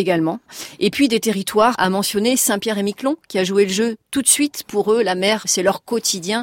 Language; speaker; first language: French; native; French